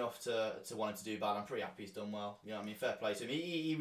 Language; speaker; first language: English; native; English